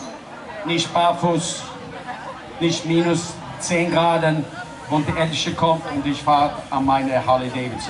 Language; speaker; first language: German; non-native, learner; Swedish